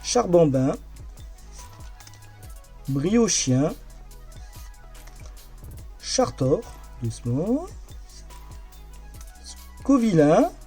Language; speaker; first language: French; native; French